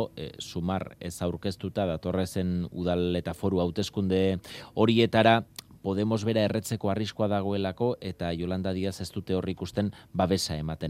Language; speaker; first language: Basque; native; Basque